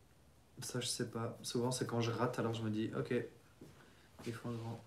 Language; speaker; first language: French; native; French